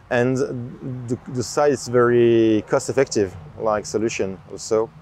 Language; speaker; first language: English; non-native, fluent; French